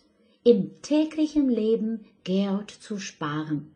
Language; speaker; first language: German; non-native, fluent; Chinese